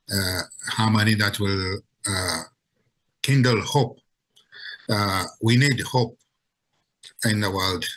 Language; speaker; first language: English; non-native, fluent; Seselwa Creole French